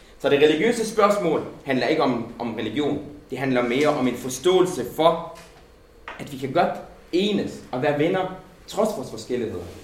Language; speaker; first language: Danish; early bilingual, other home language; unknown